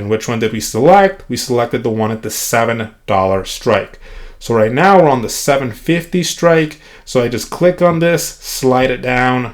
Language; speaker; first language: English; native; English